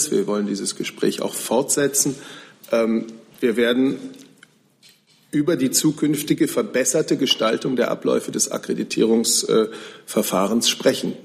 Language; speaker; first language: German; native; German